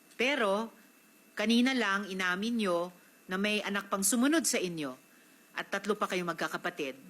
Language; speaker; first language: Filipino; native; Filipino